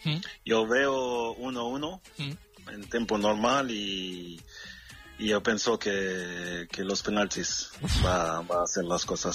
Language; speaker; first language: Spanish; non-native, learner; French